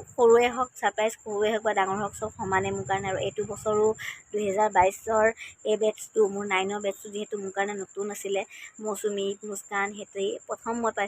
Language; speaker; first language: Assamese; native; Assamese